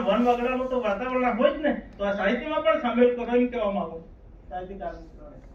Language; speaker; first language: Gujarati; non-native, local second language; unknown